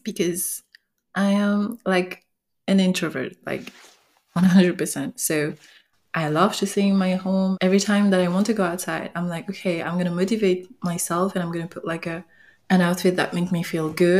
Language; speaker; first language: English; non-native, fluent; French